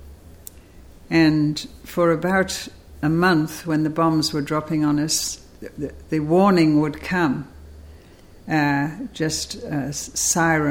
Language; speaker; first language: English; native; English